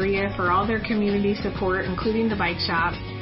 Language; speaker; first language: English; native; English